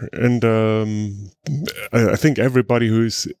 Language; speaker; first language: English; non-native, fluent; German